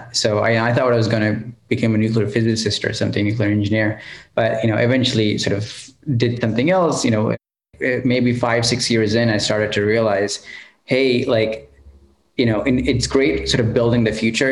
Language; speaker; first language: English; non-native, local second language; Telugu